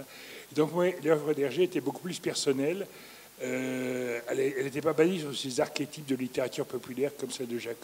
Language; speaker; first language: French; native; French